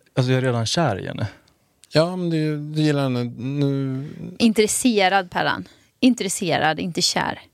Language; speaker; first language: Swedish; native; Swedish